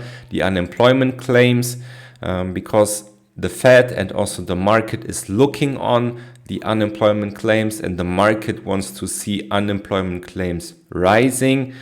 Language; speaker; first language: English; non-native, fluent; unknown